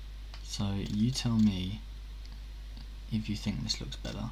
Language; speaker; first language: English; native; English